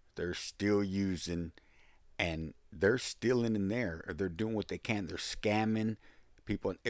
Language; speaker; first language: English; early bilingual, other home language; Spanish